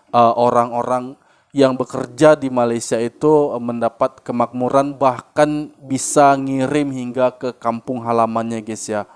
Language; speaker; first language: Indonesian; native; Indonesian